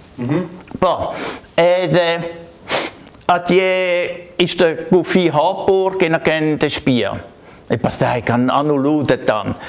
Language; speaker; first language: Albanian; non-native, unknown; German